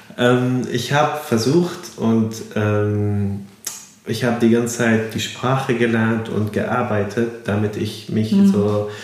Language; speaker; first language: German; non-native, fluent; Arabic